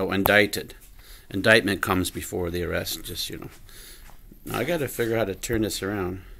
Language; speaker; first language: English; native; English